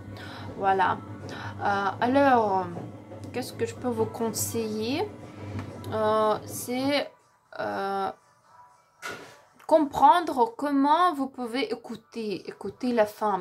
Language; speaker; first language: French; non-native, learner; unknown